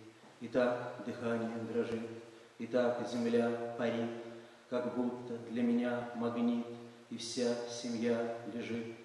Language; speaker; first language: Russian; native; Russian